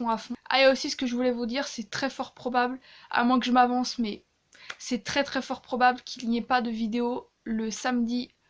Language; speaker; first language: French; native; French